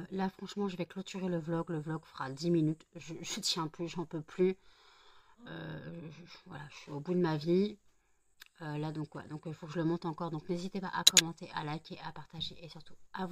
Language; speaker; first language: French; native; French